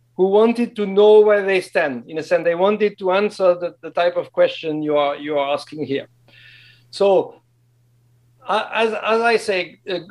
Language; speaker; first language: English; non-native, fluent; French